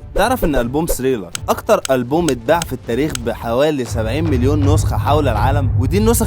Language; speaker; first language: Arabic; native; Arabic